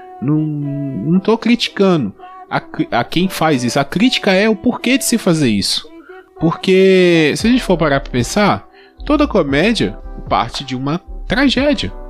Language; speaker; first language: Portuguese; native; Portuguese